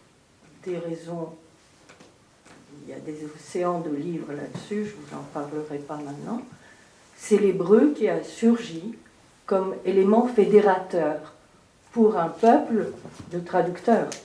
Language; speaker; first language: French; early bilingual, heritage; French